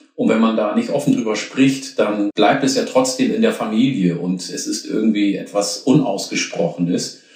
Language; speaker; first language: German; early bilingual, other home language; Oromo